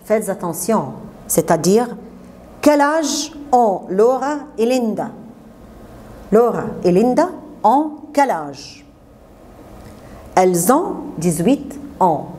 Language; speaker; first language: French; non-native, fluent; Arabic